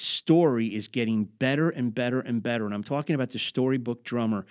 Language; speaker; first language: English; native; English